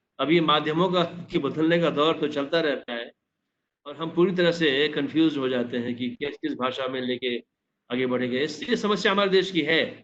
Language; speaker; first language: Hindi; non-native, local second language; Maithili